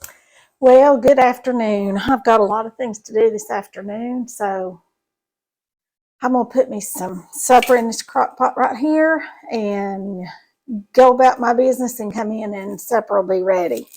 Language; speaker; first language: English; native; English